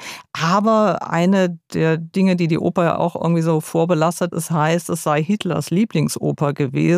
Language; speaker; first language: German; native; German